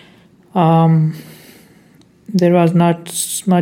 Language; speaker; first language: English; non-native, local second language; Urdu